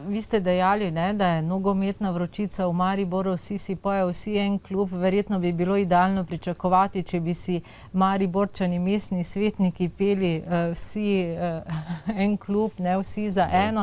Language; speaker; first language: Slovenian; native; Slovenian